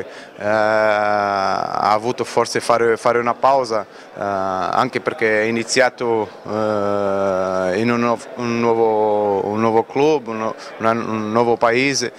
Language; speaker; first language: Italian; non-native, fluent; Portuguese